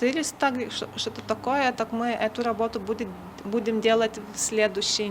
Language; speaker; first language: Russian; non-native, fluent; Lithuanian